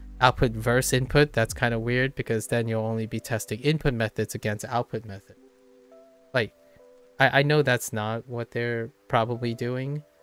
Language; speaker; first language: English; native; English